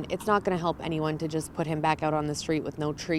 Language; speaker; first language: English; native; English